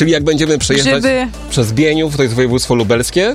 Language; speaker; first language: Polish; native; Polish